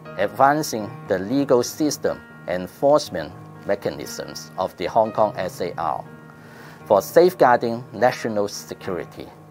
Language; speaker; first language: English; non-native, local second language; Cantonese